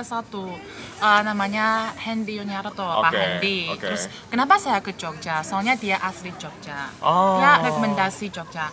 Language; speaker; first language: Indonesian; non-native, fluent; Chinese